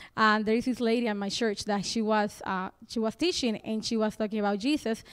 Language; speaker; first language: English; non-native, fluent; Spanish